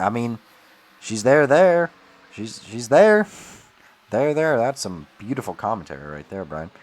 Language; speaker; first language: English; native; English